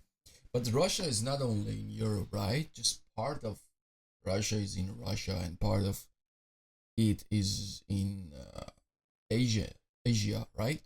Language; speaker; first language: English; non-native, fluent; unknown